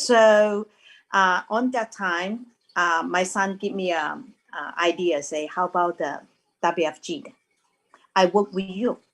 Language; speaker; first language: English; non-native, learner; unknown